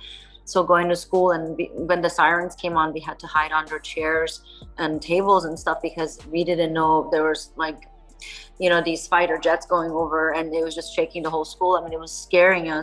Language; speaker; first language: English; early bilingual, other home language; Persian